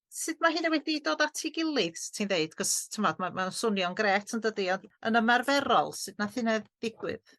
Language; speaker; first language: Welsh; native; Welsh